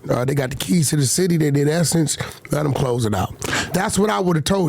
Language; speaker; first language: English; native; English